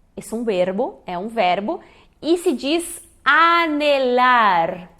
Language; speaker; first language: Portuguese; native; Portuguese